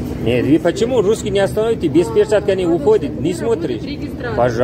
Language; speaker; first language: Russian; non-native, learner; Tajik